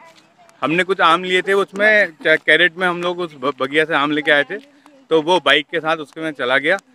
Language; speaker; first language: Hindi; native; Hindi